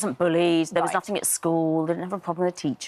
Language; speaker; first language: English; native; English